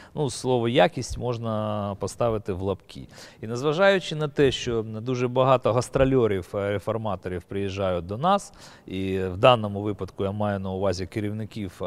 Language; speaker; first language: Ukrainian; native; Ukrainian